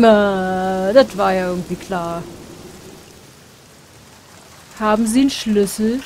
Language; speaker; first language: German; native; German